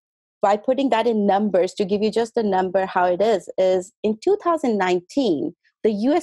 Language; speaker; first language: English; non-native, local second language; Hindi